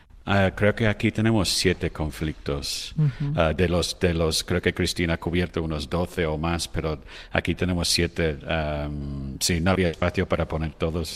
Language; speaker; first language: Spanish; non-native, fluent; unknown